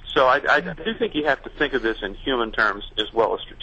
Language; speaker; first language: English; native; English